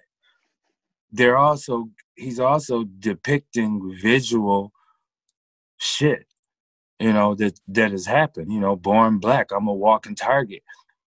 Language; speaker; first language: English; native; English